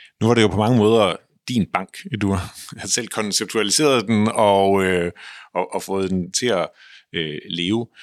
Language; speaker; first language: Danish; native; Danish